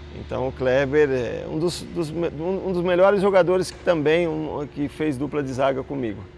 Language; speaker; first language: Portuguese; native; Portuguese